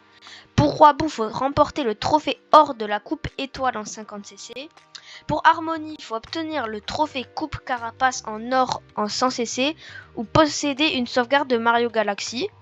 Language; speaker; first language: French; native; French